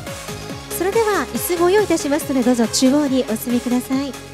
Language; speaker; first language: Japanese; native; Japanese